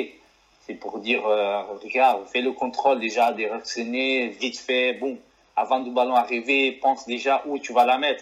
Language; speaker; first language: French; non-native, fluent; Portuguese